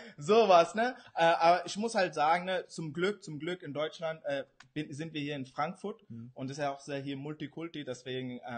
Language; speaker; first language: German; early bilingual, other home language; Urdu